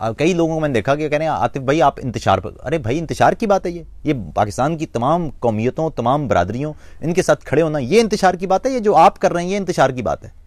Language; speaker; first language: Urdu; non-native, local second language; Punjabi